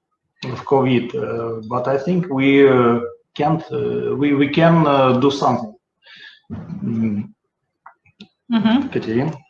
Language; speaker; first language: English; non-native, learner; Russian